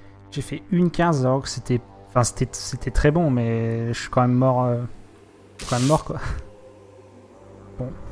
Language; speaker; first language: French; native; French